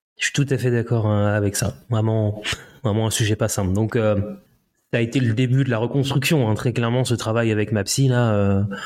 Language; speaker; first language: French; native; French